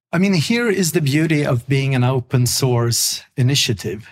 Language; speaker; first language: English; non-native, fluent; Swedish